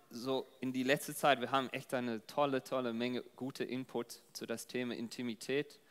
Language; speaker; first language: German; non-native, fluent; English